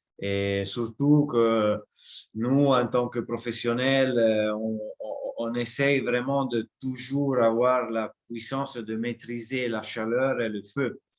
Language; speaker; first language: French; non-native, fluent; Italian